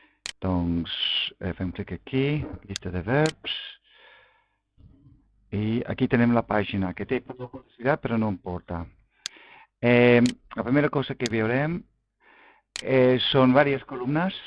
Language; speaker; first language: Catalan; non-native, local second language; Spanish